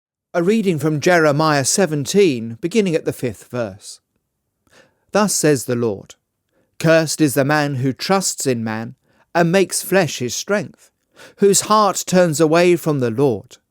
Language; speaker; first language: English; native; English